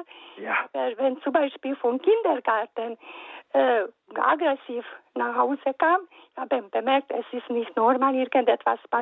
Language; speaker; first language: German; non-native, fluent; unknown